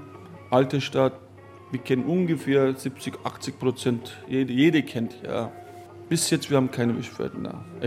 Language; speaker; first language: German; non-native, learner; Turkish